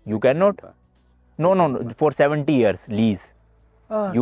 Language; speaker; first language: English; non-native, fluent; Hindi